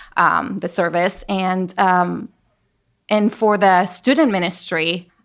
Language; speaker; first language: English; non-native, fluent; Spanish